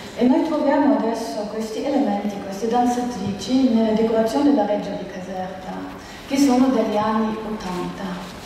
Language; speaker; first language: Italian; non-native, fluent; German